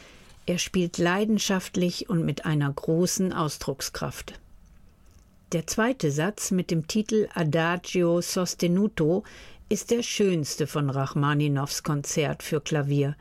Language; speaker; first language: German; native; German